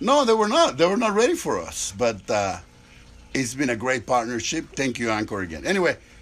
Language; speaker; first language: English; non-native, fluent; Spanish